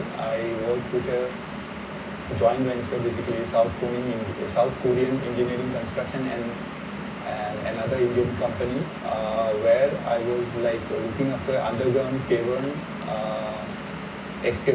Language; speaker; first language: English; non-native, local second language; Assamese